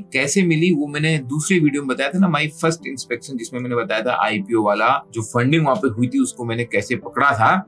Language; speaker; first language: Hindi; native; Hindi